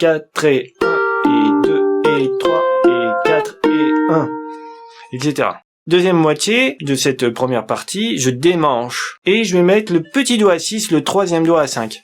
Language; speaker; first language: French; native; French